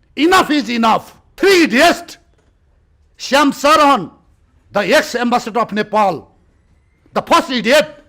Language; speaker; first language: English; non-native, local second language; Nepali